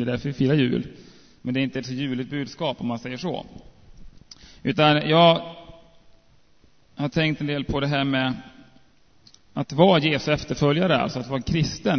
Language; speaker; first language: Swedish; native; Swedish